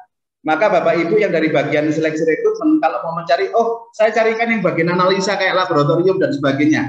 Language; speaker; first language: Indonesian; native; Indonesian